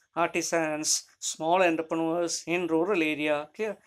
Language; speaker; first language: English; non-native, local second language; Malayalam